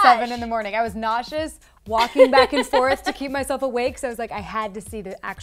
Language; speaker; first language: English; native; English